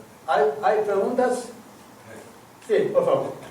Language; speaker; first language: Spanish; non-native, learner; English